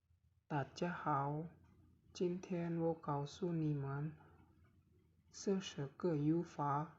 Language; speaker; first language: Chinese; non-native, learner; Indonesian